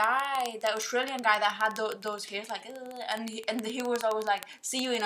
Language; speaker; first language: English; non-native, fluent; Spanish